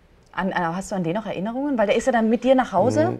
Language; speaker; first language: German; native; German